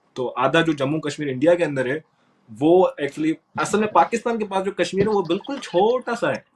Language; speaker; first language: Urdu; non-native, local second language; Sindhi